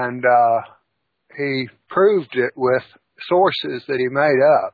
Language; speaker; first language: English; native; English